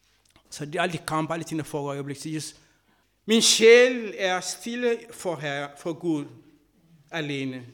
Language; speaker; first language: Danish; non-native, fluent; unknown